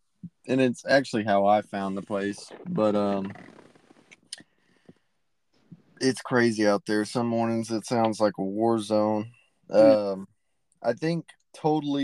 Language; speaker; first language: English; native; English